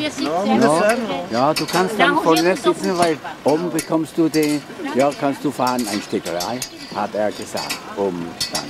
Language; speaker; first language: German; non-native, fluent; Czech